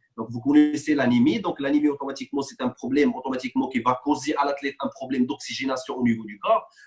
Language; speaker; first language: French; non-native, local second language; Arabic